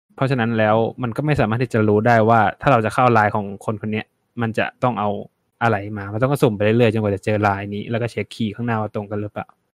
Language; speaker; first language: Thai; native; Thai